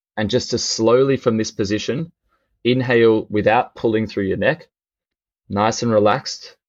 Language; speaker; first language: English; native; English